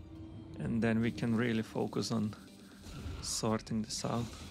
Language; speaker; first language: English; non-native, fluent; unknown